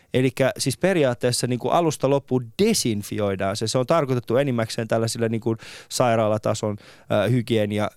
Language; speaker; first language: Finnish; non-native, fluent; Persian